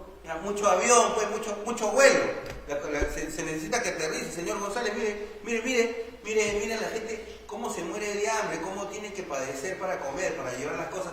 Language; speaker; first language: Spanish; native; Spanish